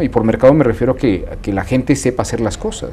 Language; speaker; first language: Spanish; native; Spanish